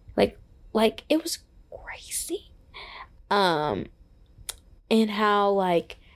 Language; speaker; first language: English; native; English